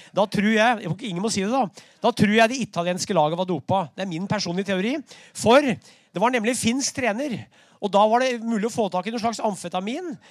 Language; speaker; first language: Norwegian; native; Norwegian